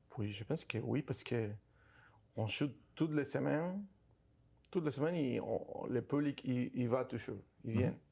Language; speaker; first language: French; non-native, learner; Spanish